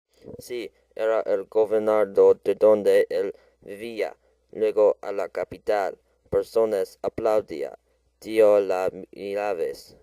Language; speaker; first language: Spanish; non-native, learner; English